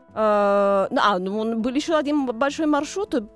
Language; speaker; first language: Russian; non-native, fluent; Italian